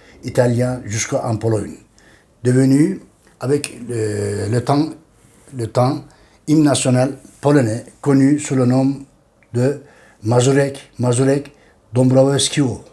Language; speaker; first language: French; non-native, learner; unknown